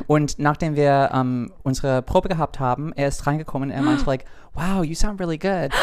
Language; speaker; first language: German; non-native, fluent; English